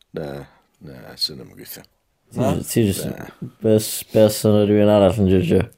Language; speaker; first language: Welsh; native; Welsh